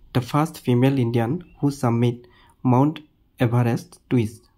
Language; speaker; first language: English; non-native, local second language; Assamese